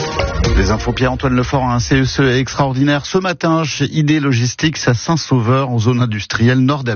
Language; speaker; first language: French; native; French